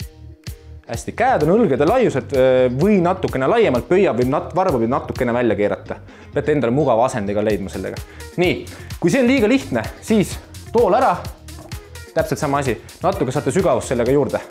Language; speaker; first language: Estonian; native; Estonian